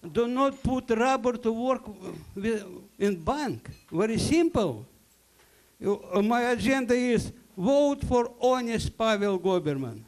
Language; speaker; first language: English; non-native, learner; Russian